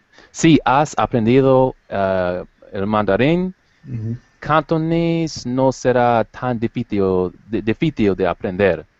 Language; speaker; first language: Spanish; non-native, learner; English